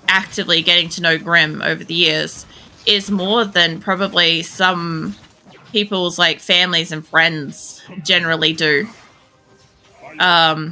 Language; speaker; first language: English; native; English